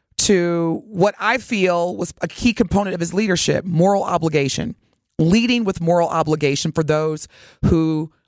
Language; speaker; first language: English; native; English